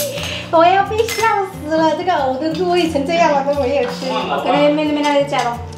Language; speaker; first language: Chinese; native; Chinese